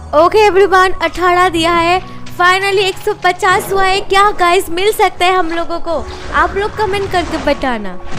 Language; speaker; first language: Hindi; non-native, local second language; Bangla